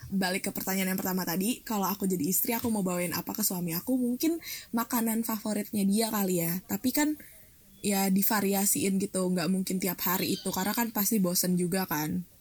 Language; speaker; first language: Indonesian; native; Indonesian